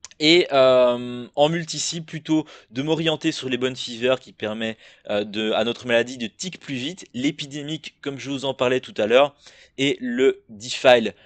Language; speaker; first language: French; native; French